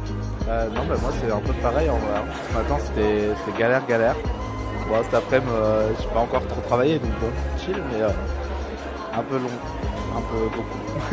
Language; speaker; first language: French; native; French